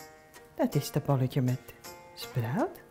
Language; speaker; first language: Dutch; non-native, learner; Japanese